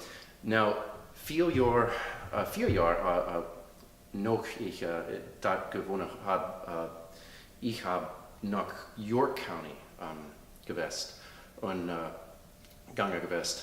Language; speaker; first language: German; early bilingual, heritage; English